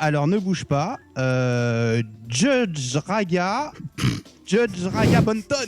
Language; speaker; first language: French; native; French